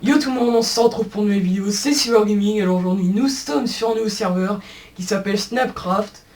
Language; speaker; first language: French; native; French